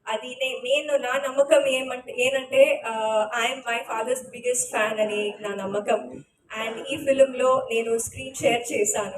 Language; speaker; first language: Telugu; non-native, learner; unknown